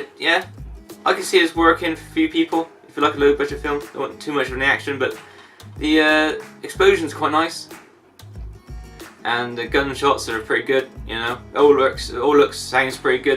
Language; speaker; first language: English; native; English